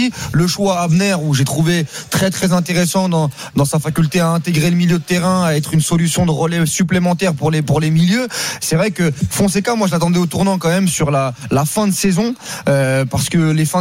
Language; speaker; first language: French; native; French